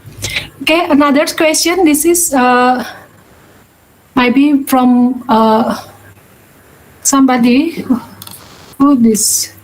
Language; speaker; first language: English; non-native, learner; Balinese